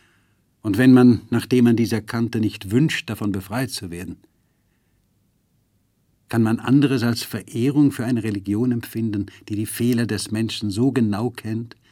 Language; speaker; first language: German; native; German